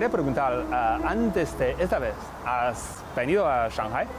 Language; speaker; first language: Spanish; non-native, learner; Chinese